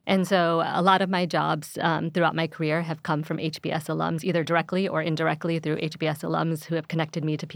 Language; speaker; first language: English; early bilingual, other home language; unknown